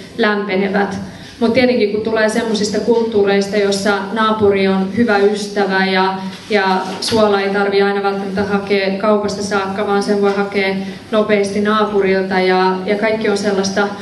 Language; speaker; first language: Finnish; early bilingual, other home language; Persian